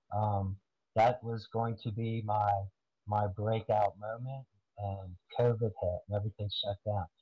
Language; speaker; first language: English; native; English